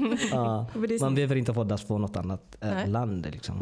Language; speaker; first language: Swedish; non-native, fluent; Tigrinya